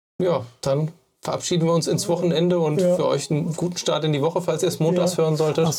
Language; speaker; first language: German; native; German